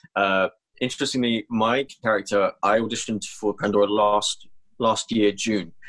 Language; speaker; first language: English; native; English